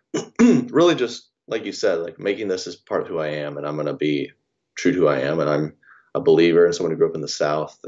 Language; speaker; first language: English; native; English